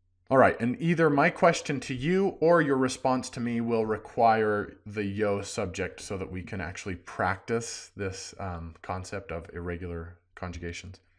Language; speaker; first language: English; native; English